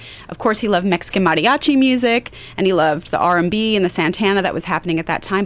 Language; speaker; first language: English; native; English